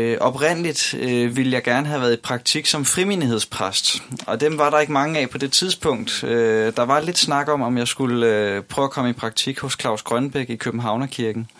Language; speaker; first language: Danish; native; Danish